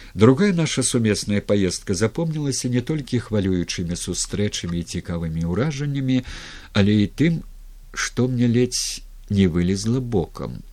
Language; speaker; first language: Belarusian; native; Belarusian